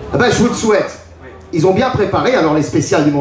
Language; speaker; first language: French; native; French